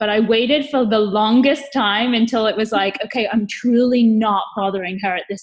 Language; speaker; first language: English; native; English